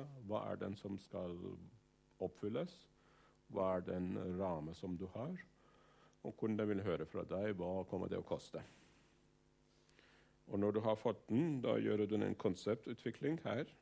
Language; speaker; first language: Norwegian; non-native, fluent; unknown